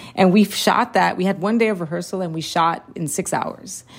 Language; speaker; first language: English; early bilingual, heritage; Spanish